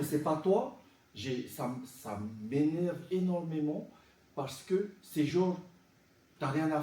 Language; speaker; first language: French; native; French